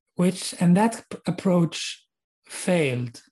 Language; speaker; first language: English; non-native, fluent; Hebrew